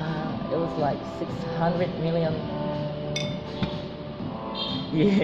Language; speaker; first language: English; non-native, fluent; Indonesian